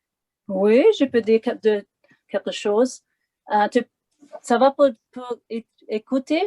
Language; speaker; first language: French; non-native, learner; English